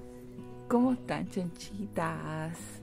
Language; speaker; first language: Spanish; native; Spanish